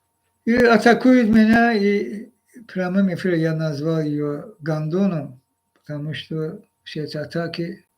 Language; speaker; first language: Russian; non-native, local second language; Azerbaijani